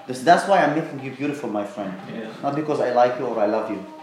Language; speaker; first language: English; non-native, fluent; Arabic